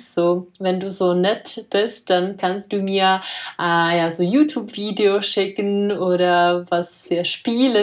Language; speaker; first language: German; non-native, fluent; Czech